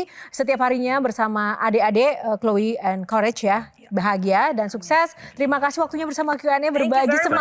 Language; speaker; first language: Indonesian; native; Indonesian